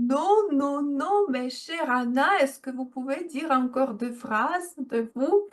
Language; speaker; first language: French; non-native, fluent; Russian